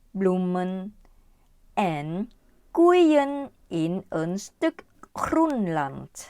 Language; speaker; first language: Dutch; non-native, learner; Thai